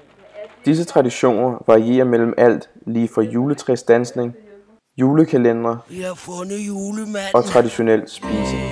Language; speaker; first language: Danish; native; Danish